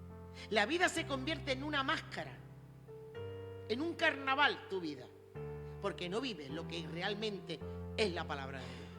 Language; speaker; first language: Spanish; native; Spanish